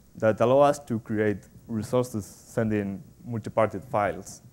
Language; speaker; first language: English; non-native, fluent; Spanish